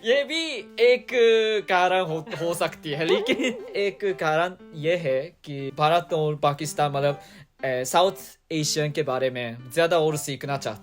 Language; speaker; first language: Hindi; non-native, fluent; Japanese